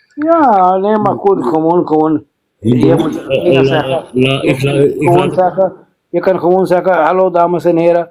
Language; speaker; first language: Dutch; non-native, fluent; Urdu